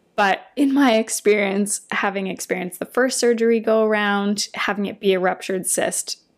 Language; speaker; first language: English; native; English